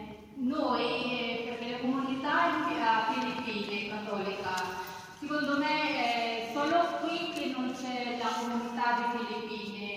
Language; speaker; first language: Italian; non-native, learner; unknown